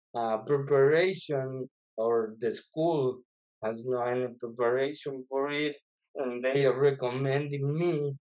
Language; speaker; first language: English; non-native, fluent; Spanish